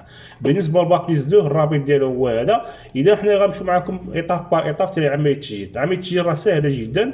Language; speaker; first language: Arabic; native; Arabic